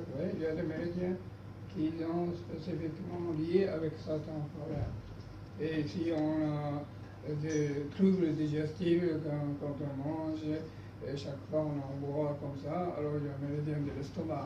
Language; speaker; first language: French; non-native, learner; Japanese